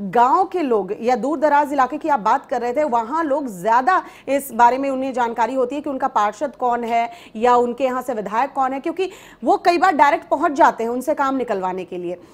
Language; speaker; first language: Hindi; native; Hindi